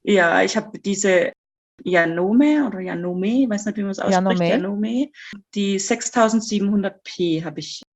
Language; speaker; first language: German; native; German